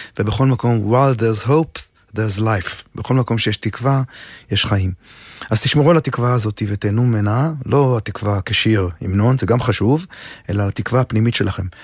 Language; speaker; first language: Hebrew; native; Hebrew